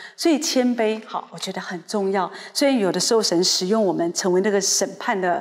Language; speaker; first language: Chinese; native; Chinese